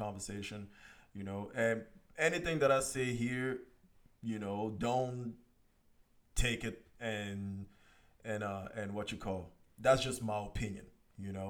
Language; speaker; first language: English; non-native, local second language; French